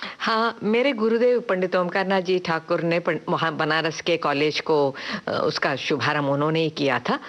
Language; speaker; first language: Hindi; non-native, local second language; Tamil